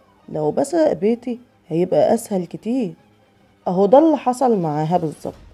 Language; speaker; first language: Arabic; native; Arabic